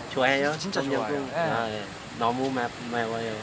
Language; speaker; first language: Korean; non-native, learner; Thai